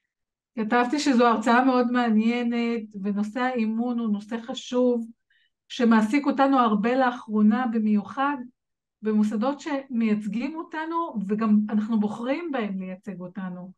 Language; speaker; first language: Hebrew; native; Hebrew